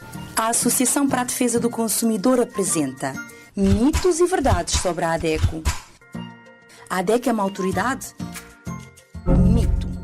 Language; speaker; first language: Portuguese; non-native, local second language; Kabuverdianu